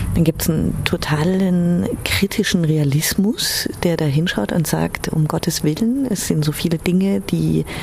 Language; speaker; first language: German; early bilingual, heritage; German